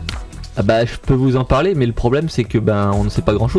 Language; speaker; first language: French; native; French